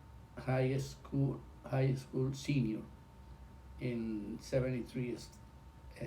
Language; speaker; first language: English; non-native, learner; Spanish